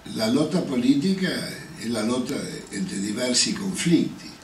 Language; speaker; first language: Italian; non-native, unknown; Spanish